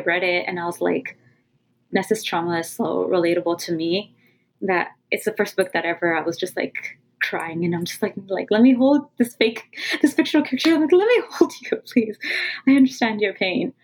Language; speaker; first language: English; native; English